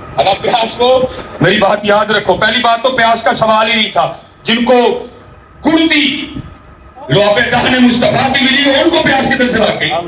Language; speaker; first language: Urdu; non-native, local second language; Punjabi